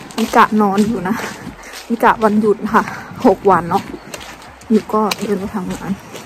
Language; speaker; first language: Thai; native; Thai